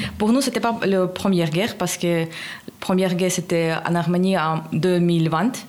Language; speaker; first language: French; non-native, learner; Russian